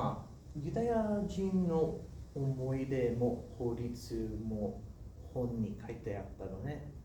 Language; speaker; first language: Japanese; non-native, learner; English